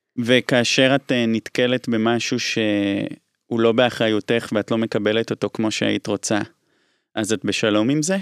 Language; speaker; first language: Hebrew; native; Hebrew